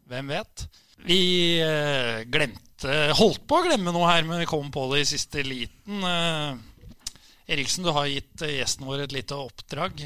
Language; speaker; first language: Norwegian; native; Norwegian